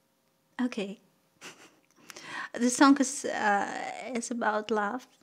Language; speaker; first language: English; non-native, learner; Russian